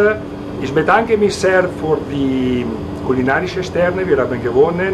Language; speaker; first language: German; non-native, learner; Italian